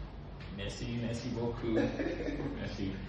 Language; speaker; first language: French; non-native, learner; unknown